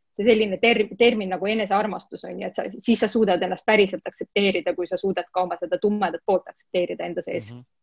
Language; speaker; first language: Estonian; non-native, local second language; Russian